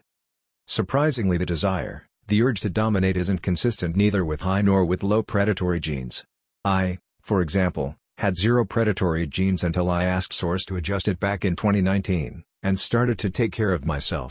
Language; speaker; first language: English; non-native, fluent; Hungarian